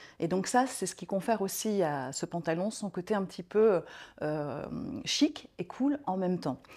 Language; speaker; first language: French; native; French